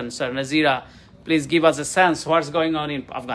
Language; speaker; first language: English; non-native, fluent; Bangla